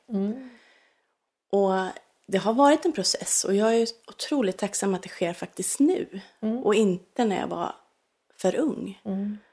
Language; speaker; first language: Swedish; native; Swedish